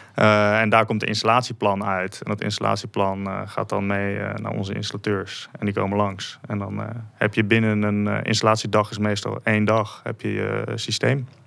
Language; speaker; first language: Dutch; native; Dutch